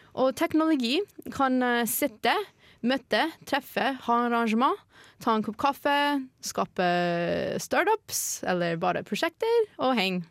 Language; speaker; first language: Norwegian; non-native, fluent; English